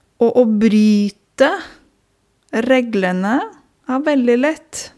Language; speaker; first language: Norwegian; non-native, fluent; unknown